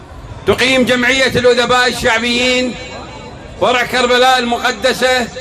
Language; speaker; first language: Arabic; native; Arabic